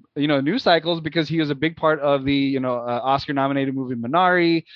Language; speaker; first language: English; non-native, local second language; Filipino